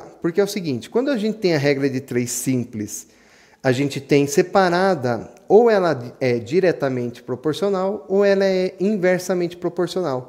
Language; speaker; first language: Portuguese; native; Portuguese